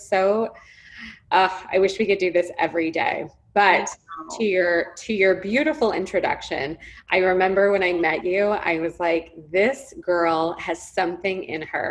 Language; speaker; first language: English; native; English